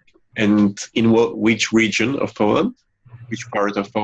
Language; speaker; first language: English; non-native, fluent; Polish